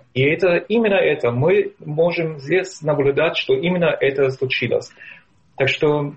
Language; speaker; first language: Russian; non-native, fluent; German